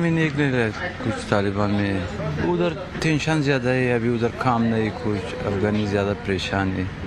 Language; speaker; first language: Hindi; non-native, learner; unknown